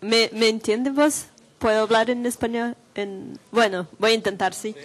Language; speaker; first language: Spanish; non-native, learner; Portuguese